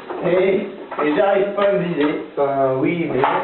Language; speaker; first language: French; native; French